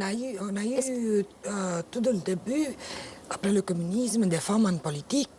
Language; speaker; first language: French; non-native, fluent; Romanian